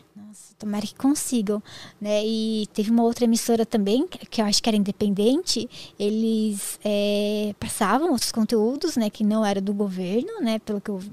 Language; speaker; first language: Portuguese; native; Portuguese